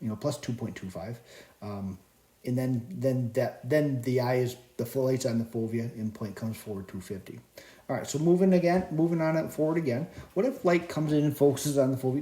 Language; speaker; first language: English; native; English